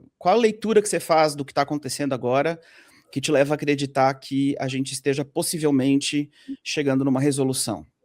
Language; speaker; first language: Portuguese; native; Portuguese